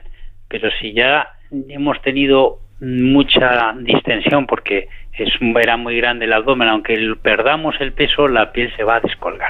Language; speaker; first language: Spanish; native; Spanish